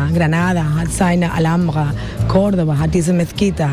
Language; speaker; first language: German; non-native, fluent; Spanish